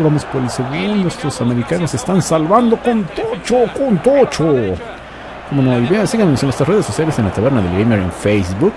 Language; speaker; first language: Spanish; native; Spanish